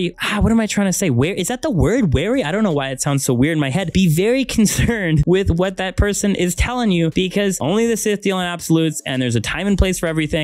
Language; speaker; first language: English; native; English